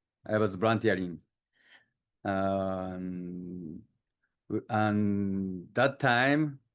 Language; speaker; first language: English; non-native, learner; Japanese